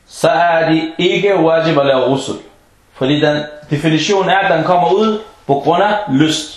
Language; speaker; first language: Danish; non-native, fluent; Arabic